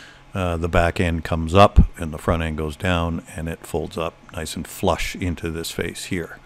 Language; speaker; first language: English; native; English